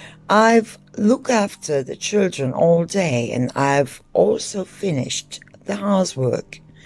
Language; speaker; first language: English; non-native, fluent; Turkish